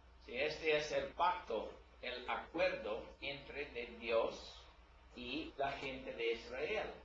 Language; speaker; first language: Spanish; non-native, learner; English